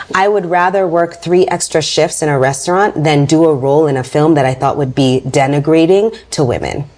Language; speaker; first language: English; native; English